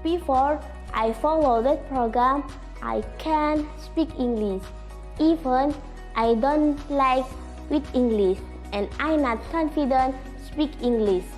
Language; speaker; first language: English; non-native, learner; Indonesian